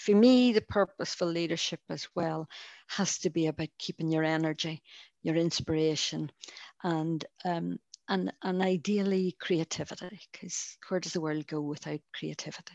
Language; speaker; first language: English; native; English